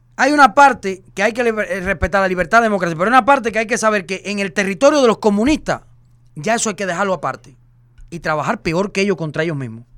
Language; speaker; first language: Spanish; native; Spanish